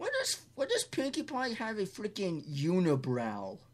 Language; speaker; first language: English; native; English